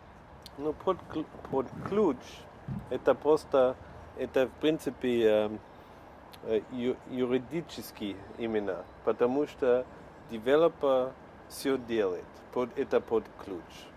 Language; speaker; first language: Russian; non-native, learner; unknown